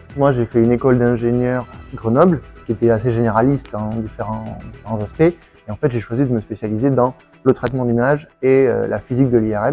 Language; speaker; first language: French; native; French